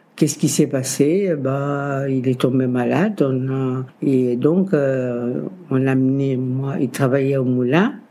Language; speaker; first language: French; non-native, local second language; Kabuverdianu